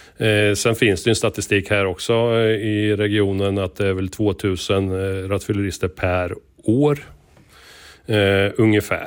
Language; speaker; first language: Swedish; native; Swedish